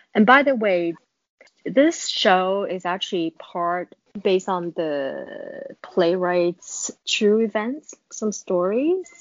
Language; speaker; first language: English; non-native, fluent; Chinese